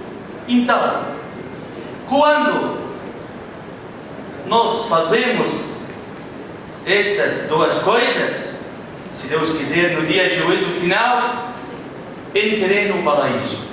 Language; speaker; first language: Portuguese; non-native, learner; Arabic